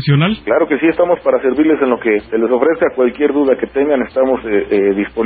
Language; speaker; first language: Spanish; native; Spanish